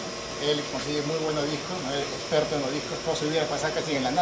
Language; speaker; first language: Spanish; native; Spanish